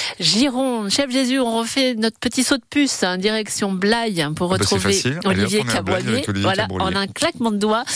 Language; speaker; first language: French; native; French